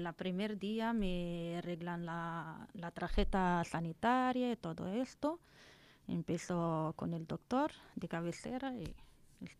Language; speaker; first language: Spanish; non-native, learner; Arabic